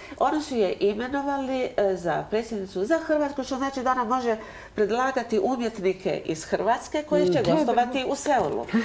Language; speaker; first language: Croatian; native; Croatian